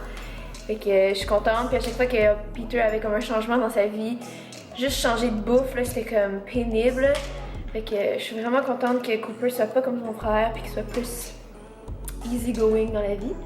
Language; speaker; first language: French; native; French